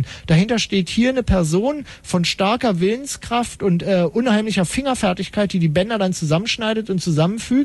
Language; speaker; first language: German; native; German